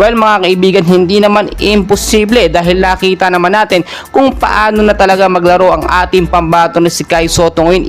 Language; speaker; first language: Filipino; native; Filipino